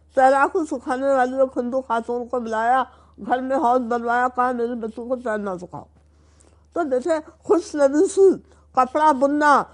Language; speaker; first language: Urdu; native; Urdu